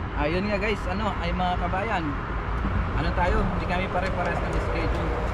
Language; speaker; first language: Filipino; non-native, local second language; Pampanga